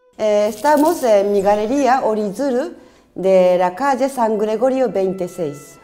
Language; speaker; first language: Spanish; non-native, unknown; Japanese